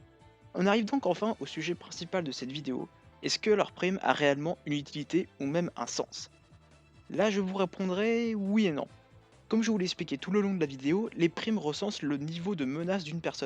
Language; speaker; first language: French; native; French